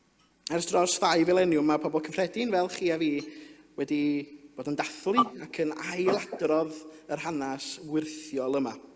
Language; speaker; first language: Welsh; native; Welsh